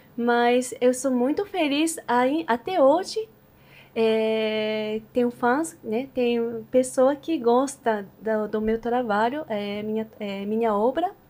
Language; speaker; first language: Portuguese; non-native, learner; Japanese